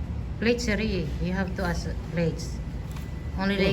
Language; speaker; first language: English; non-native, learner; Filipino